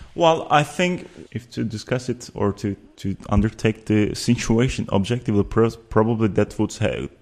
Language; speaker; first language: English; non-native, fluent; Turkish